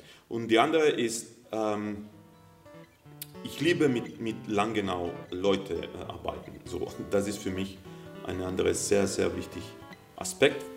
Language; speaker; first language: German; non-native, fluent; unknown